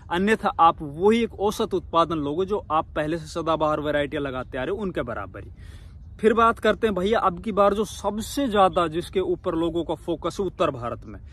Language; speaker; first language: Hindi; native; Hindi